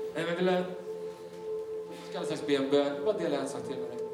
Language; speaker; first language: Swedish; native; Swedish